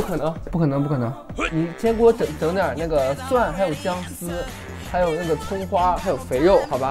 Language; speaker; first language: Chinese; native; Chinese